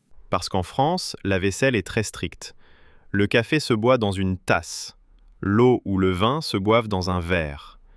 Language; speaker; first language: French; native; French